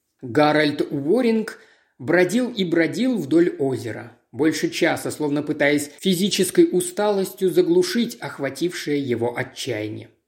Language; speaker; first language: Russian; native; Russian